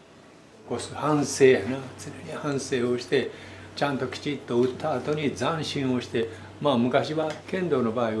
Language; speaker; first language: Japanese; native; Japanese